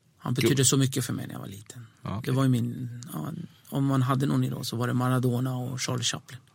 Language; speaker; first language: Swedish; early bilingual, other home language; Kurdish